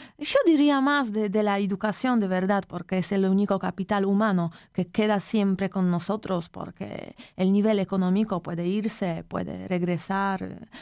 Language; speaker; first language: Spanish; non-native, fluent; Polish